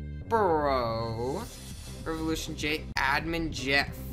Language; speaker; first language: English; native; English